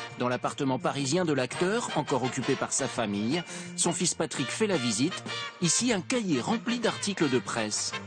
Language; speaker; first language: French; native; French